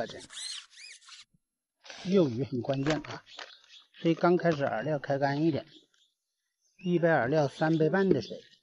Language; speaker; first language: Chinese; native; Chinese